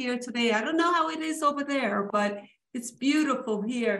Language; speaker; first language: English; early bilingual, other home language; Spanish